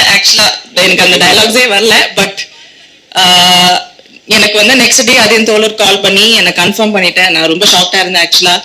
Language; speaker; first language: Tamil; non-native, learner; Malayalam